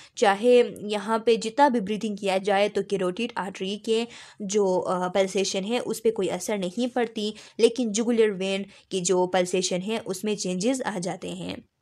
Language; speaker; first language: Urdu; non-native, local second language; Pashto